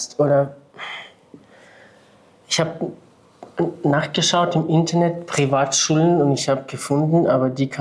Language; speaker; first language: German; non-native, fluent; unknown